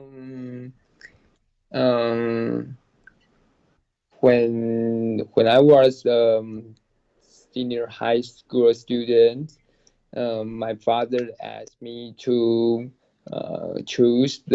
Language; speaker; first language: English; non-native, learner; Chinese